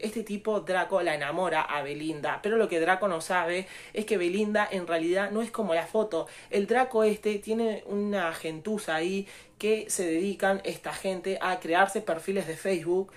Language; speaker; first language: Spanish; native; Spanish